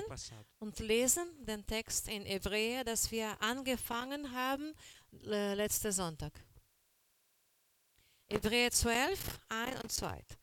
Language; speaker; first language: German; non-native, learner; Portuguese